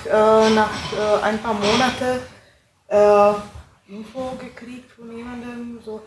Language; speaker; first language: German; non-native, fluent; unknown